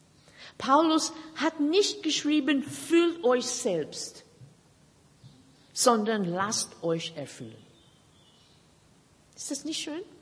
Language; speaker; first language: German; non-native, fluent; English